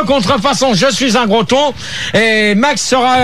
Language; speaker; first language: French; native; French